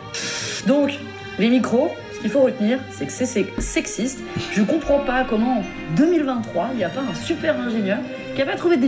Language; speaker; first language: French; native; French